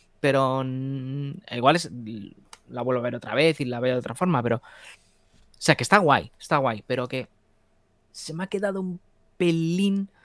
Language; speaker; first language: Spanish; native; Spanish